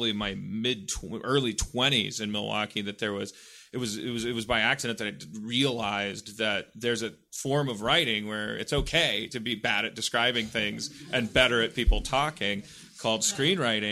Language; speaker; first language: English; native; English